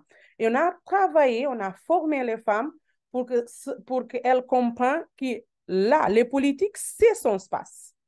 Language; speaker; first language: French; non-native, learner; Portuguese